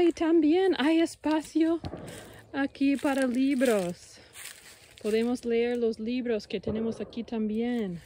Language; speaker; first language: Spanish; non-native, learner; English